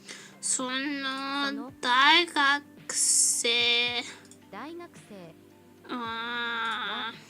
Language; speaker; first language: Japanese; non-native, learner; English